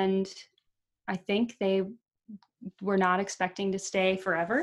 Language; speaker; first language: English; early bilingual, other home language; Portuguese